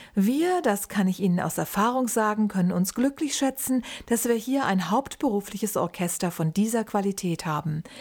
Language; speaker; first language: German; native; German